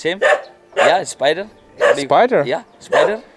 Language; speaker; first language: English; non-native, learner; Indonesian